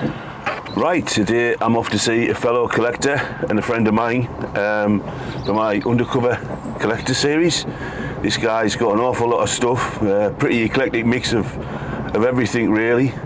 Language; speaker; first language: English; native; English